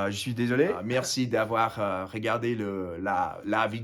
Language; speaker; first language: French; non-native, fluent; English